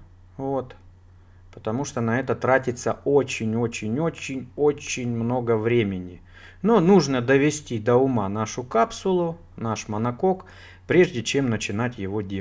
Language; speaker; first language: Russian; native; Russian